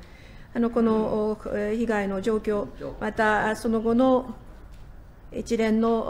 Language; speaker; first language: Japanese; native; Japanese